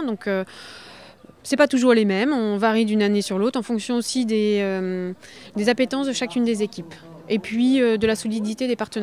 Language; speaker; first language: French; native; French